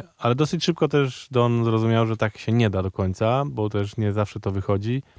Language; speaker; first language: Polish; native; Polish